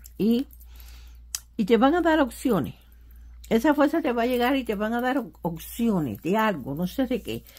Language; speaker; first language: Spanish; native; Spanish